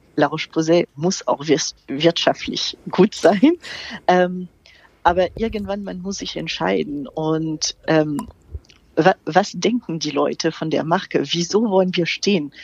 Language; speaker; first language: German; non-native, fluent; French